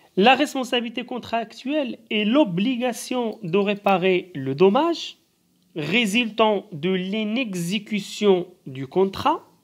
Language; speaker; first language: French; non-native, local second language; Arabic